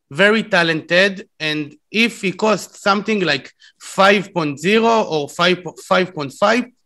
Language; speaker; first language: English; non-native, learner; Hebrew